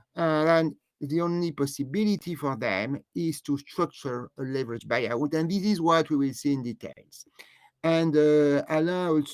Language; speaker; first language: English; non-native, fluent; French